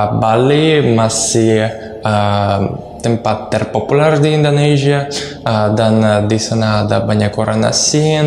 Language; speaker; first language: Indonesian; non-native, learner; Russian